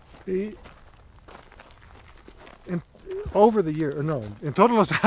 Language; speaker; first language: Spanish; non-native, fluent; English